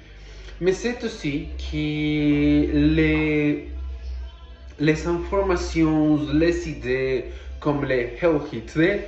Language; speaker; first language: French; non-native, learner; Portuguese